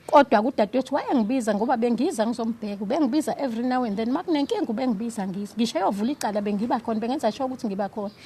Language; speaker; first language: Zulu; native; Zulu